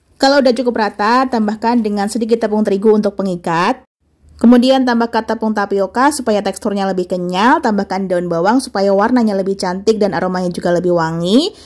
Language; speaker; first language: Indonesian; native; Indonesian